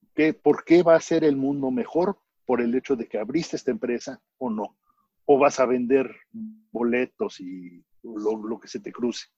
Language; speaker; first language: Spanish; native; Spanish